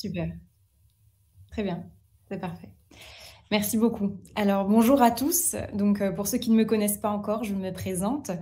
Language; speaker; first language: French; native; French